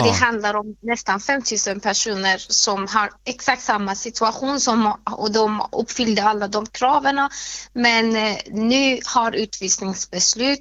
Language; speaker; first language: Swedish; non-native, fluent; Persian